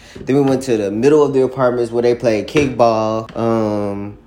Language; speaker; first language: English; native; English